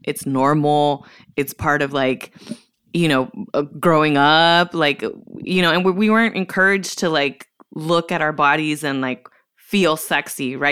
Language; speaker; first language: English; early bilingual, other home language; Spanish